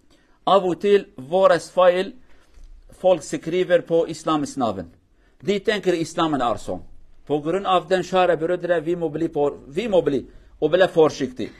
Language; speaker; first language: Norwegian; non-native, fluent; Kurdish